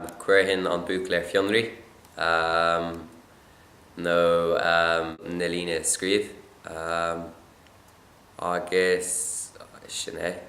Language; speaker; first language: Irish; non-native, local second language; English